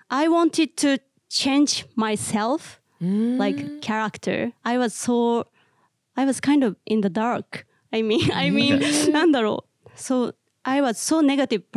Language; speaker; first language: English; non-native, learner; Japanese